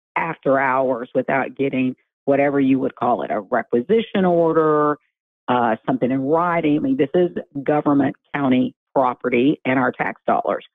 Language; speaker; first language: English; native; English